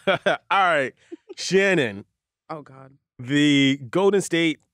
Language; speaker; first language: English; native; English